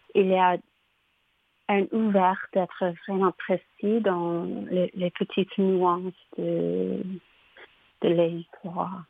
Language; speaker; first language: French; non-native, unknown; English